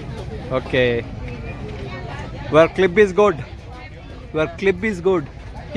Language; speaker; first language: English; non-native, local second language; Kannada